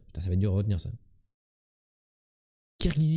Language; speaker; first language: French; native; French